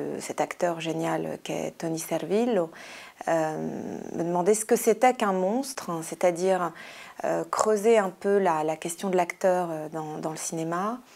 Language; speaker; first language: French; native; French